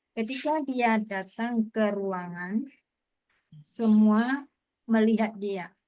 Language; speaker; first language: Indonesian; non-native, learner; English